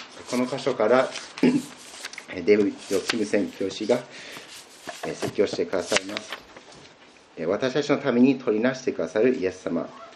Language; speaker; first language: Japanese; native; Japanese